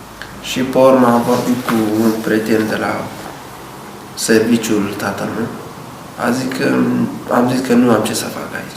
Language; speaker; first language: Romanian; non-native, learner; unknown